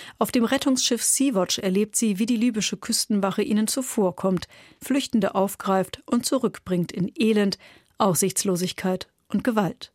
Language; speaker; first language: German; native; German